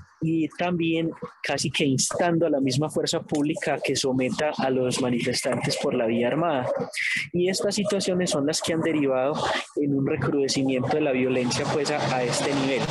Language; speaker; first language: Spanish; native; Spanish